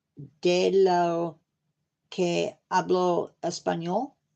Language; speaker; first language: Spanish; non-native, learner; English